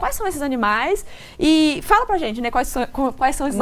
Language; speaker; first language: Portuguese; native; Portuguese